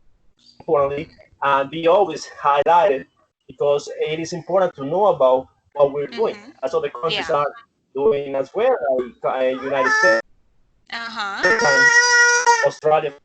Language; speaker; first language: English; non-native, learner; Spanish